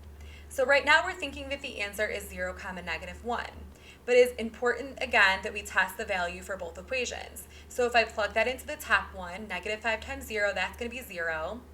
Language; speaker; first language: English; native; English